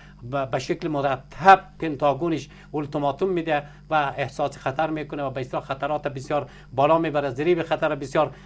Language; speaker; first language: Persian; native; Persian